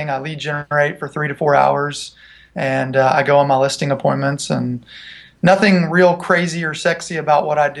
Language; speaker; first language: English; native; English